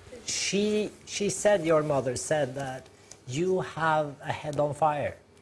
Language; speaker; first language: English; non-native, fluent; Norwegian